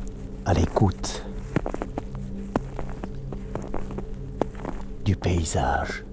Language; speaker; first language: French; native; French